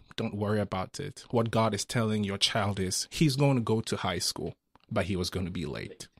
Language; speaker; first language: English; non-native, local second language; Akan